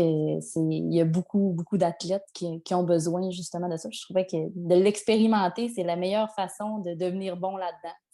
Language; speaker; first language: French; native; French